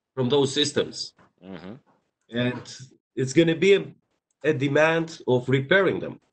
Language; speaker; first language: English; non-native, fluent; Greek